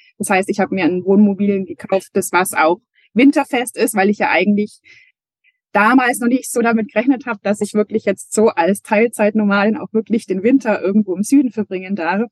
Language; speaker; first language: German; native; German